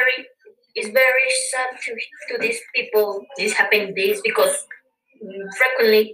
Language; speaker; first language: English; non-native, learner; Spanish